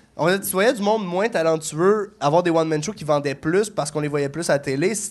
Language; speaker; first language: French; native; French